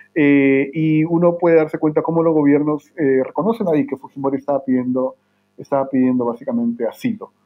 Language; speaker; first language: Spanish; native; Spanish